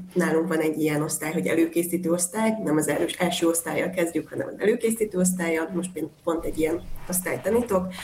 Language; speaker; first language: Hungarian; native; Hungarian